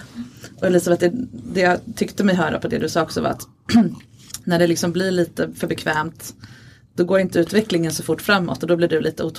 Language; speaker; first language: Swedish; native; Swedish